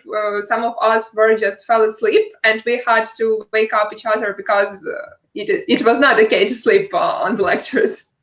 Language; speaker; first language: English; non-native, fluent; Ukrainian